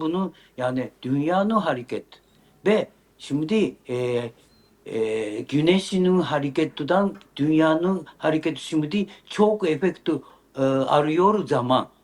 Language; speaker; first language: Turkish; non-native, learner; Japanese